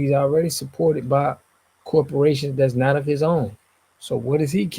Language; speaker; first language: English; native; English